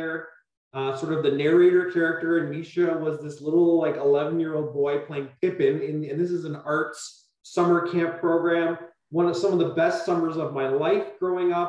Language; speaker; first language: English; native; English